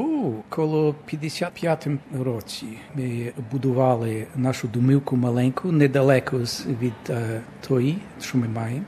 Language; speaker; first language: Ukrainian; early bilingual, heritage; Ukrainian